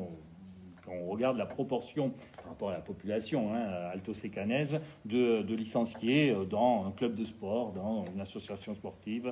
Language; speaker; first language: French; native; French